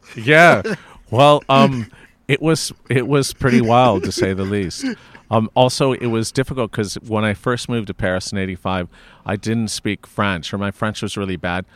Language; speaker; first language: English; native; English